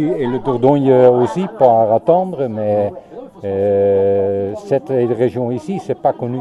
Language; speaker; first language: French; non-native, learner; Dutch